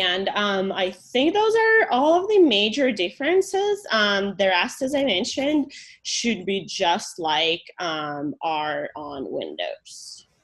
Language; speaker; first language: English; non-native, fluent; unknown